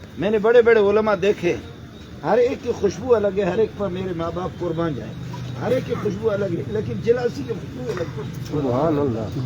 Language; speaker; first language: Urdu; non-native, fluent; Baluchi